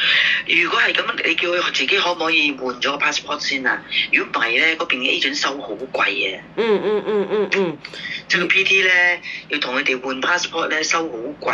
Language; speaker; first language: Cantonese; native; Cantonese